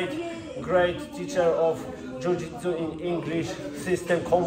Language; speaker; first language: English; non-native, learner; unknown